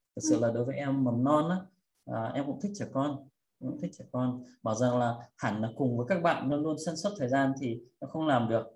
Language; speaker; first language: Vietnamese; early bilingual, heritage; Vietnamese